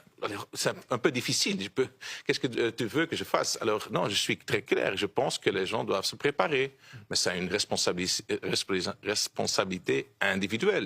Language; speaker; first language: French; non-native, local second language; Dutch